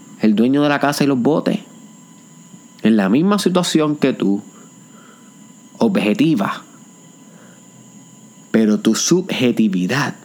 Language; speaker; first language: Spanish; native; Spanish